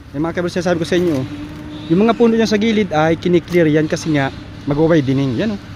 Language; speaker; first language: Filipino; non-native, local second language; Bikol